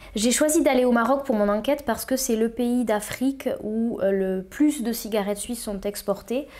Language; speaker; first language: French; native; French